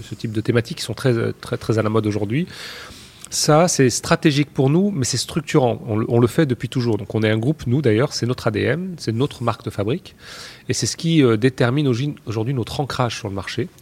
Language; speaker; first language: French; native; French